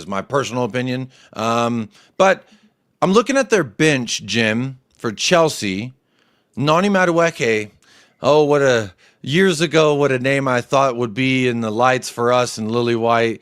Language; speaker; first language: English; native; English